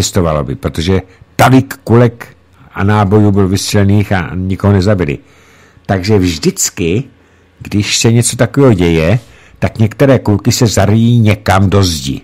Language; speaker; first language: Czech; native; Czech